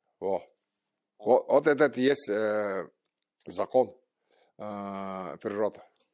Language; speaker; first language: Russian; non-native, local second language; Tuvinian